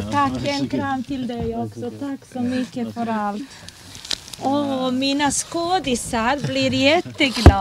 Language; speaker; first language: Swedish; non-native, fluent; Bosnian